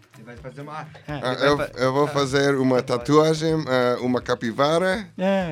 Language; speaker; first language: Portuguese; non-native, learner; English